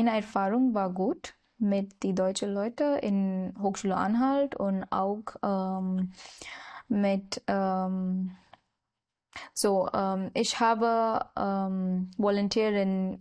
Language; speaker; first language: German; non-native, learner; Marathi